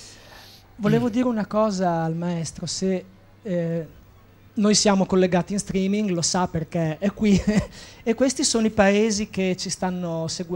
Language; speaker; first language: Italian; native; Italian